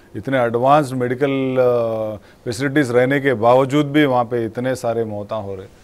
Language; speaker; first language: Hindi; non-native, local second language; Telugu